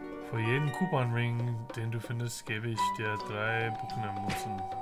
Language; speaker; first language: German; non-native, learner; English